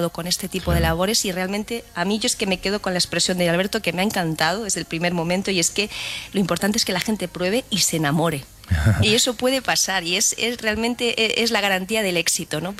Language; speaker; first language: Spanish; native; Spanish